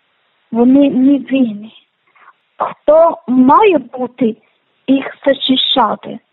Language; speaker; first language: Ukrainian; non-native, learner; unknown